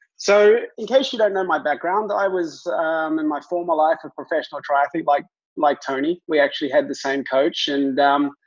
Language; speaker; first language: English; native; English